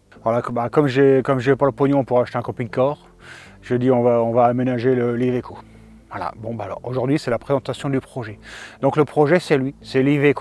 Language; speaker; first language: French; native; French